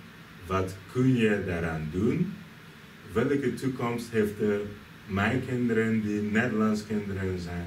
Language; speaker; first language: Dutch; non-native, fluent; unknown